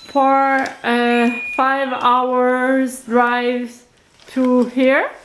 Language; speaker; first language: English; non-native, learner; French